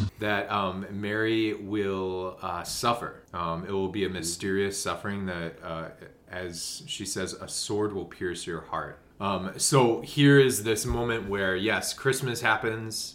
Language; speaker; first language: English; native; English